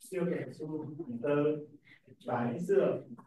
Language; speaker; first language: Chinese; non-native, learner; Vietnamese